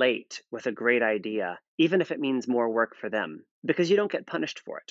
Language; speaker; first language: English; native; English